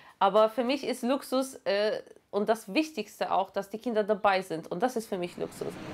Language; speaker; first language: German; non-native, fluent; Polish